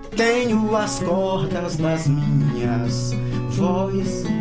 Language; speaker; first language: Portuguese; native; Portuguese